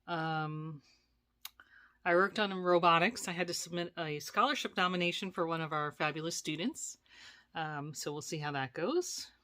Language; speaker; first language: English; native; English